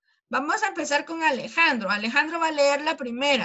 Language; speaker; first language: Spanish; native; Spanish